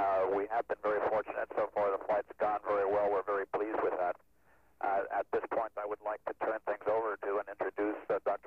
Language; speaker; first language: English; native; English